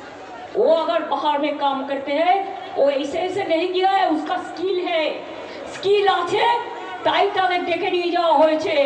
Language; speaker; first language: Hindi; non-native, local second language; Bangla